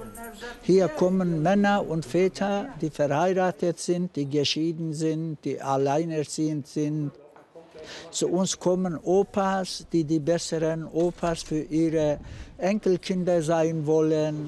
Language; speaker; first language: German; non-native, fluent; Turkish